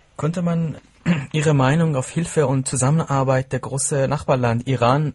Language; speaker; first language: German; non-native, fluent; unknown